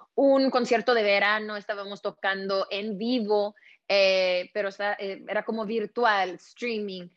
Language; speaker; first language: Spanish; early bilingual, heritage; Spanish